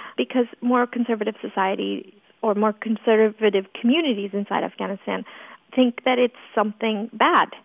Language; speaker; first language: English; early bilingual, other home language; Persian